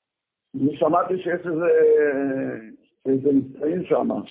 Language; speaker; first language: Hebrew; native; Hebrew